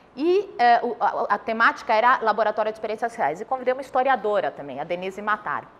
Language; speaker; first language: Portuguese; early bilingual, other home language; Spanish